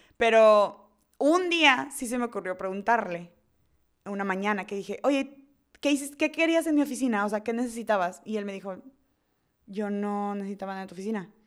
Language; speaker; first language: Spanish; early bilingual, heritage; Spanish